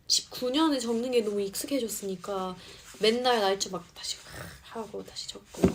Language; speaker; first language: Korean; non-native, fluent; Vietnamese